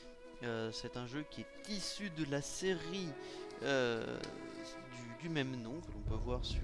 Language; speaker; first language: French; native; French